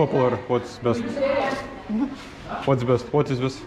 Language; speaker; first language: English; non-native, learner; Lithuanian